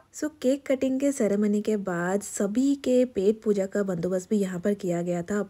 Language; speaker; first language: Hindi; non-native, local second language; Bangla